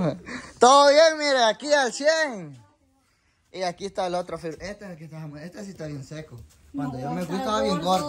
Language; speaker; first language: Spanish; native; Spanish